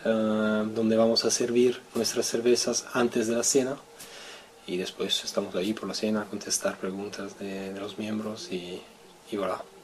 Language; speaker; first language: Spanish; non-native, fluent; French